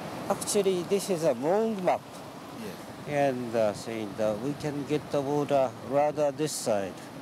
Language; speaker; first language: English; non-native, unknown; Japanese